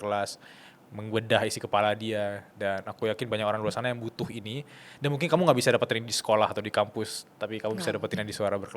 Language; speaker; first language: Indonesian; native; Indonesian